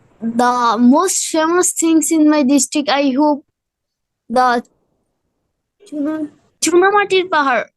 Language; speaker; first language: English; non-native, learner; Bangla